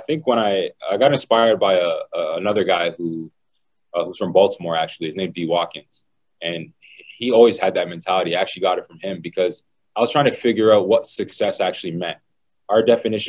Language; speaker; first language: English; native; English